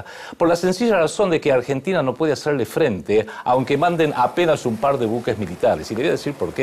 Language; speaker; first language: Spanish; native; Spanish